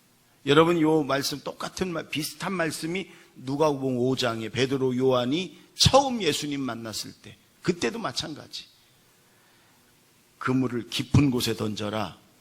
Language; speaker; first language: Korean; native; Korean